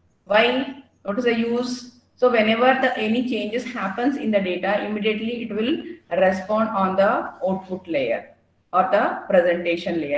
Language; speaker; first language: English; non-native, local second language; Kannada